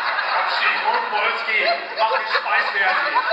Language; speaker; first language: German; native; German